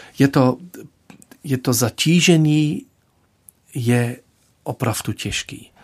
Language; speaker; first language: Czech; non-native, fluent; German